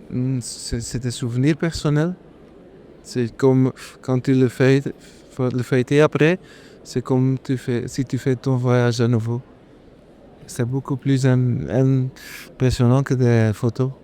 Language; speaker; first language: French; non-native, fluent; Dutch